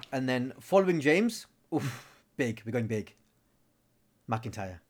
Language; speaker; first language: English; native; English